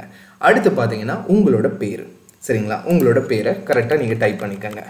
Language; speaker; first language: Tamil; native; Tamil